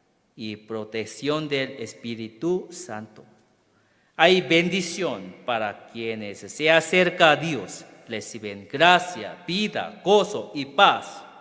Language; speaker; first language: Spanish; non-native, learner; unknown